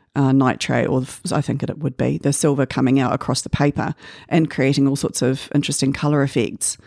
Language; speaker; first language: English; native; English